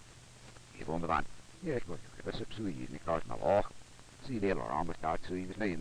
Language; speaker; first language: English; native; English